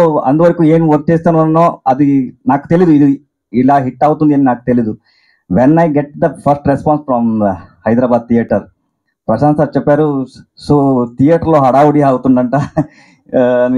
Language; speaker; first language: Telugu; non-native, local second language; Kannada